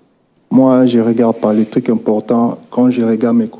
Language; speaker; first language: French; non-native, local second language; Lingala